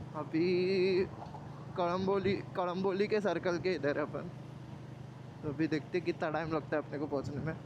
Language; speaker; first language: Hindi; non-native, local second language; Marathi